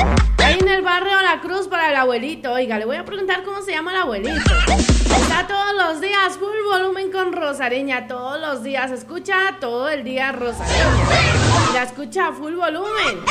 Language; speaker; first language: Spanish; native; Spanish